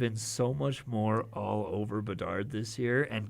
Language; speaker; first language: English; native; English